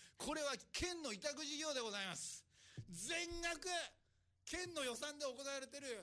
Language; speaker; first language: Japanese; native; Japanese